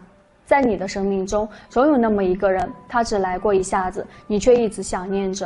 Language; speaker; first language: Chinese; native; Chinese